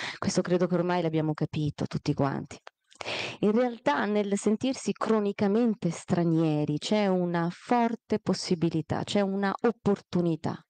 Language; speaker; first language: Italian; early bilingual, other home language; Amharic